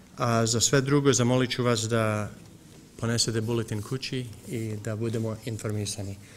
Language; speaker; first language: Serbian; early bilingual, heritage; Serbian